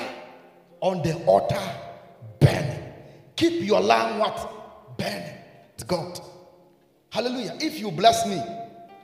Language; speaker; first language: English; non-native, local second language; Akan